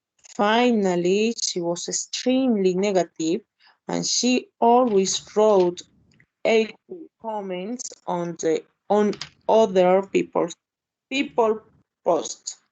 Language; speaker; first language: English; non-native, learner; Spanish